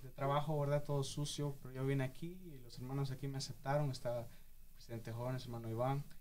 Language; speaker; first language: Spanish; early bilingual, heritage; Spanish